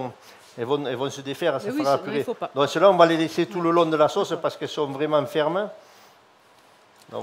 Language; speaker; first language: French; native; French